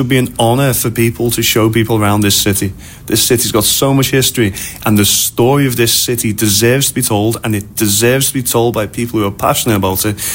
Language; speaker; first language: English; native; English